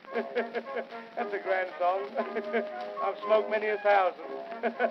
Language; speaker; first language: English; native; English